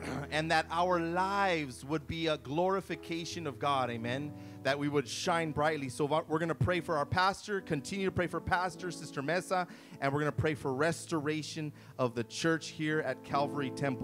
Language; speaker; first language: English; early bilingual, other home language; Spanish